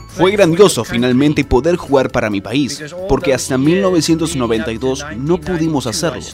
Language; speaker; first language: Spanish; non-native, fluent; Rundi